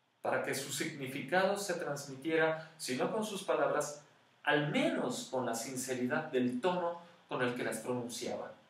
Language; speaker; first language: Spanish; native; Spanish